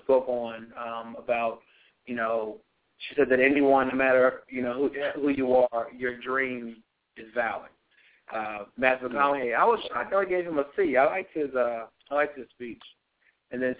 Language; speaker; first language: English; native; English